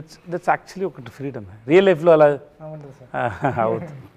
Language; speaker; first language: Telugu; non-native, learner; Tamil